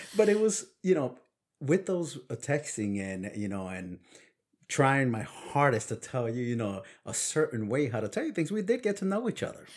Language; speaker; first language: English; early bilingual, other home language; Spanish